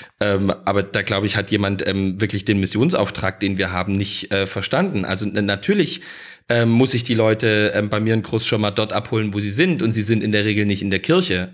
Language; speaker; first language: German; native; German